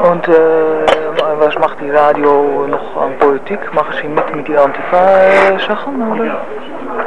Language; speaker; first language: German; non-native, learner; Dutch